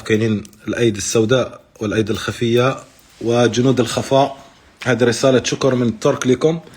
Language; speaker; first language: Arabic; native; Arabic